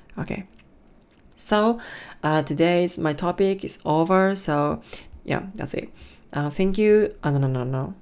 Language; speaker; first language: English; non-native, learner; Japanese